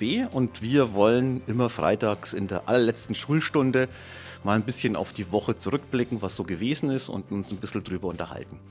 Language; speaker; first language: German; native; German